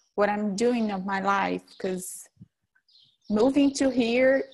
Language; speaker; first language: English; non-native, fluent; Portuguese